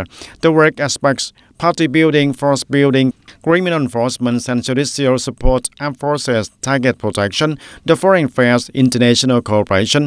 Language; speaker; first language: English; non-native, fluent; Vietnamese